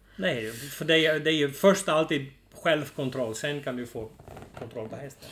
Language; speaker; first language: Swedish; non-native, fluent; Dutch